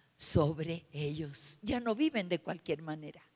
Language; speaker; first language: Spanish; native; Spanish